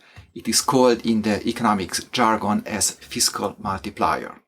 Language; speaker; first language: English; non-native, fluent; Hungarian